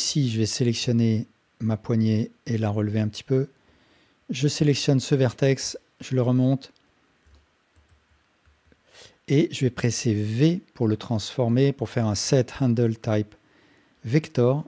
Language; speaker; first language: French; native; French